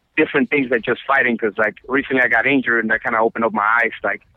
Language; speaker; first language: English; non-native, fluent; Spanish